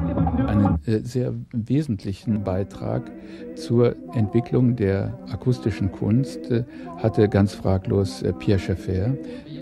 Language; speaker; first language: German; native; German